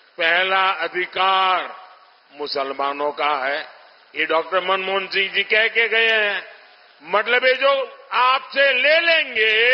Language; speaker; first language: Hindi; non-native, local second language; Gujarati